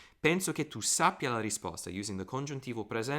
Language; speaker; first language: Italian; non-native, fluent; English